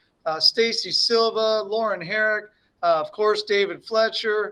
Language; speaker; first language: English; native; English